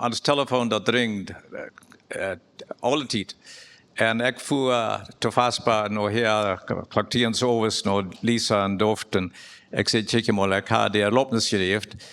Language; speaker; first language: German; non-native, learner; Plautdietsch